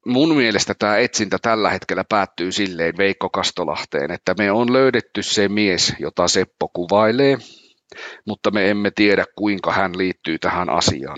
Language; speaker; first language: Finnish; native; Finnish